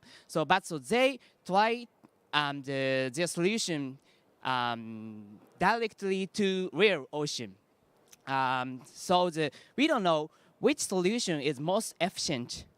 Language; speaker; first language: English; non-native, learner; Japanese